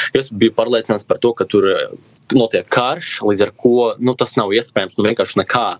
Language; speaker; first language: Latvian; non-native, local second language; Russian